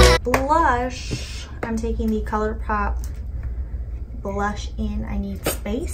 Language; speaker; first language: English; native; English